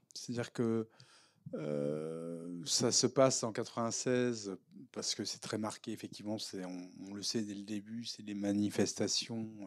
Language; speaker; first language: French; native; French